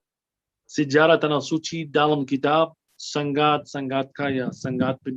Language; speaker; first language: Indonesian; non-native, fluent; Arabic